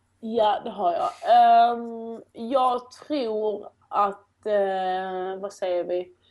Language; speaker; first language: Swedish; early bilingual, other home language; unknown